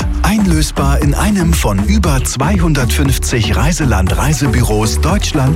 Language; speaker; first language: German; native; German